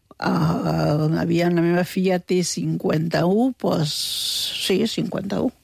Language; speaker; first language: Catalan; non-native, fluent; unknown